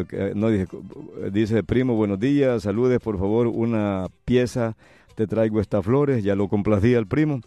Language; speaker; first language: Spanish; native; Spanish